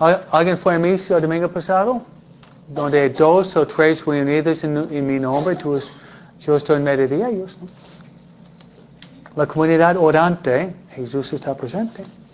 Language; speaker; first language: Spanish; native; Spanish